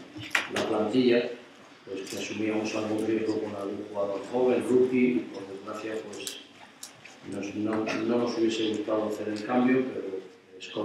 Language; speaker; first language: Spanish; native; Spanish